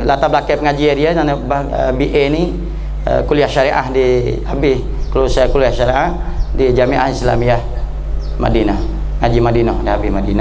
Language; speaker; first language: Malay; native; Malay